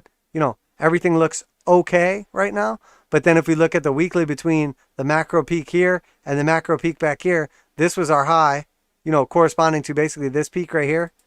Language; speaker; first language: English; native; English